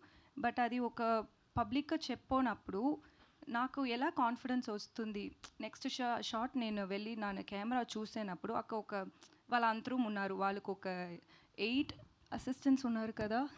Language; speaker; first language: Telugu; non-native, learner; Tamil